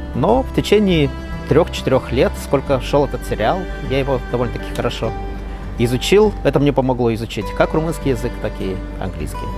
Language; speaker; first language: Russian; non-native, local second language; Gagauz